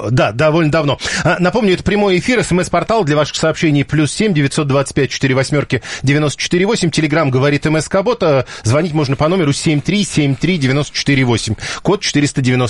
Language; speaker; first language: Russian; native; Russian